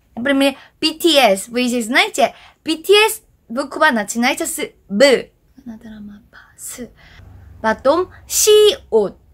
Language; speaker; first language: Russian; non-native, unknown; Korean